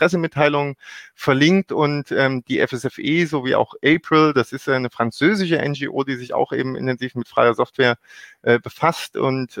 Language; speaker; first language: German; native; German